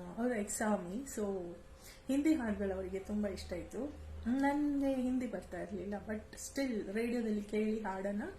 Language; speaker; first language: Kannada; non-native, local second language; Kodava